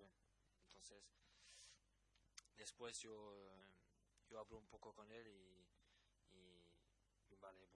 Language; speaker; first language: Spanish; non-native, learner; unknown